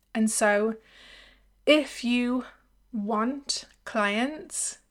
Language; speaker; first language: English; native; English